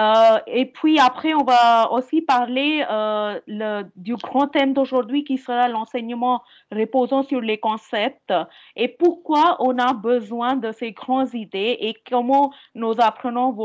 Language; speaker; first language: French; non-native, fluent; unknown